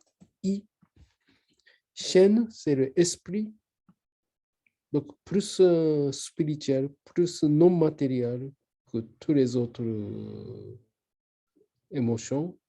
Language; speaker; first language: French; non-native, learner; Japanese